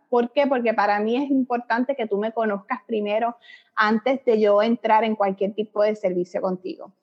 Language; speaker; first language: Spanish; native; Spanish